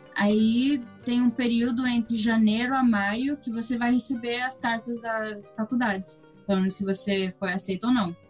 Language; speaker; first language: Portuguese; early bilingual, heritage; English